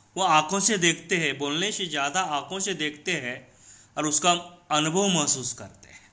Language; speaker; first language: Hindi; non-native, local second language; Marathi